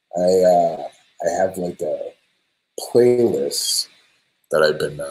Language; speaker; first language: English; native; English